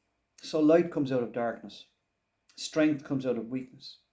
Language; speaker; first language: English; native; English